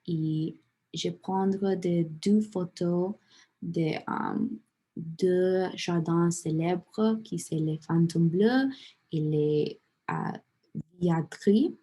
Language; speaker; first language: French; non-native, learner; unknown